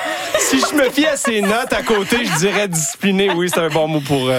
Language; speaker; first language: French; native; French